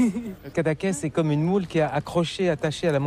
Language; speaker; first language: French; native; French